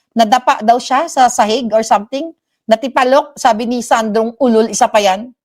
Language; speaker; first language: Filipino; non-native, local second language; Hiligaynon